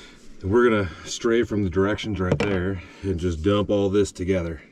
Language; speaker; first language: English; native; English